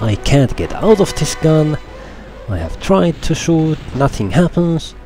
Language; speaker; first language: English; non-native, fluent; Finnish